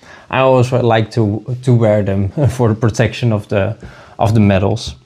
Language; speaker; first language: English; non-native, fluent; Dutch